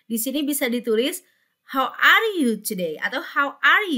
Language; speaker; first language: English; non-native, fluent; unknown